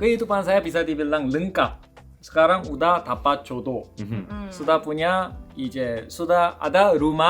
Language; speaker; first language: Indonesian; non-native, fluent; Korean